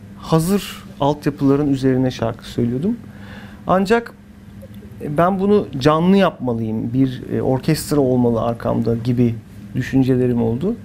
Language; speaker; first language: Turkish; early bilingual, heritage; Turkish